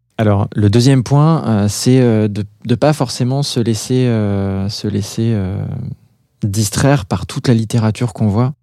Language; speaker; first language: French; native; French